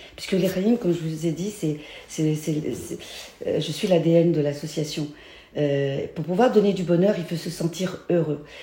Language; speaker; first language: French; native; French